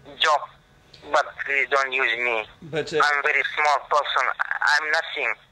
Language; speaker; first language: English; non-native, learner; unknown